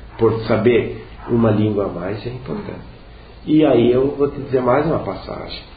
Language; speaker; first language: Portuguese; non-native, local second language; Venetian